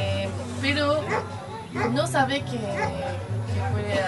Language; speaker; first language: Spanish; non-native, learner; French